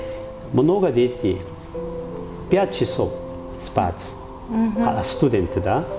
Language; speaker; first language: Russian; non-native, learner; Korean